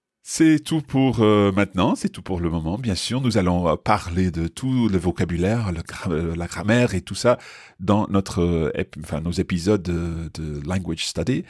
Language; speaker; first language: French; non-native, fluent; English